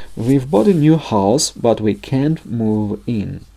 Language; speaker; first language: English; non-native, fluent; Russian